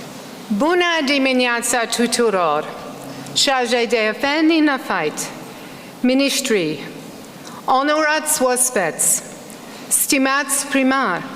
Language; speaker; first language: Romanian; non-native, learner; English